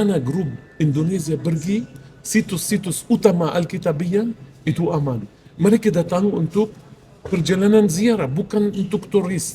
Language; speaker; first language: Indonesian; non-native, fluent; Arabic